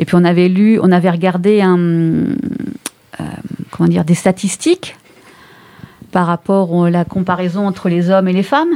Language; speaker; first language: French; native; French